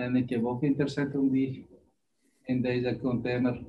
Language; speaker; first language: Dutch; non-native, learner; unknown